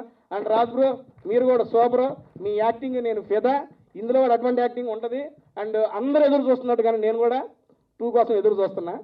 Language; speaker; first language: Telugu; native; Telugu